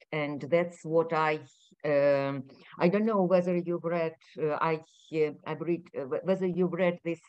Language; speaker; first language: English; non-native, fluent; Ukrainian